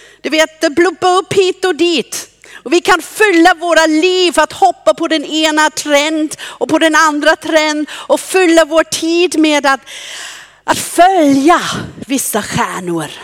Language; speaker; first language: Swedish; non-native, fluent; German